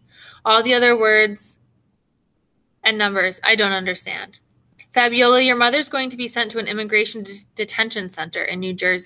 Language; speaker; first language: English; native; English